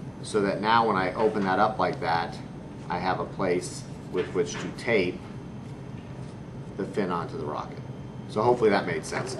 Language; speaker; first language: English; native; English